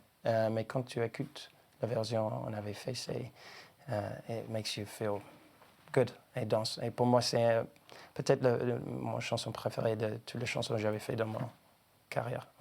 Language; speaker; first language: French; non-native, learner; English